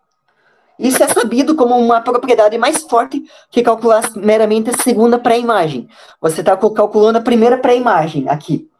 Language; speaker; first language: Portuguese; native; Portuguese